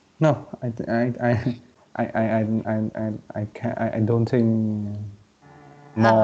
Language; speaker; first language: English; non-native, learner; Vietnamese